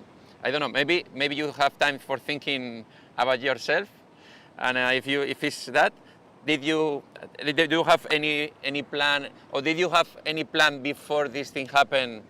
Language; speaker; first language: English; non-native, fluent; Spanish